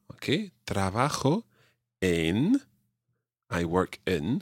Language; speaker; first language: Spanish; non-native, fluent; English